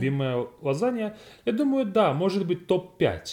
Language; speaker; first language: Russian; non-native, learner; English